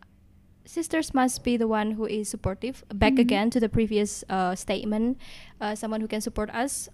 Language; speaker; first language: English; non-native, fluent; Indonesian